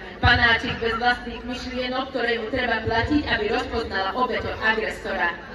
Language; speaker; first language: Slovak; non-native, local second language; Hungarian